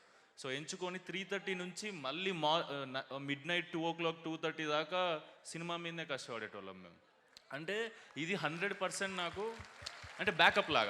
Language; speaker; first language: Telugu; native; Telugu